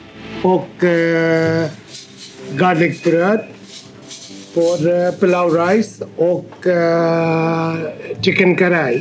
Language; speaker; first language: Swedish; non-native, fluent; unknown